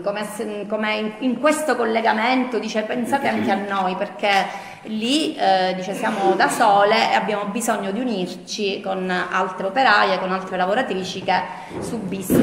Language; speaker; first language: Italian; native; Italian